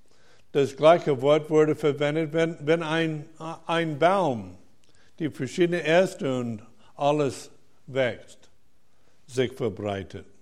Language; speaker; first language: German; non-native, fluent; English